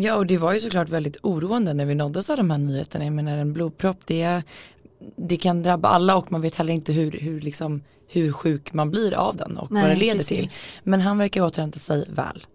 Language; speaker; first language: Swedish; native; Swedish